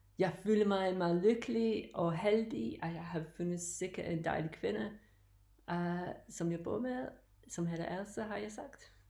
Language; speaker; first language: Danish; non-native, learner; English